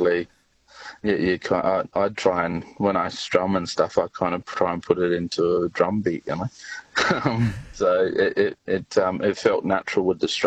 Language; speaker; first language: English; native; English